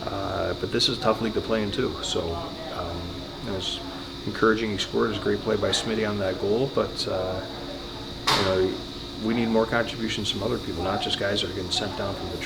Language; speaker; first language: English; native; English